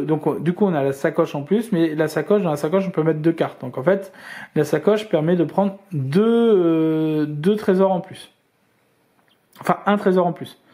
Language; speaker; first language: French; native; French